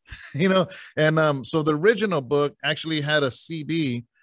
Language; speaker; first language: English; native; English